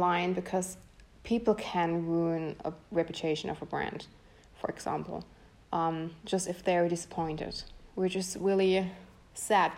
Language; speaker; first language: English; non-native, fluent; German